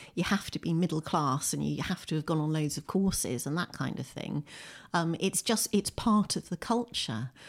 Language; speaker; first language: English; native; English